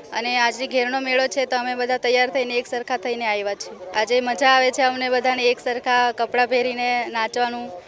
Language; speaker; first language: Gujarati; non-native, local second language; Rathawi